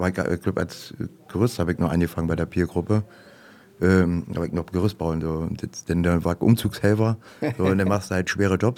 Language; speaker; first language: German; native; German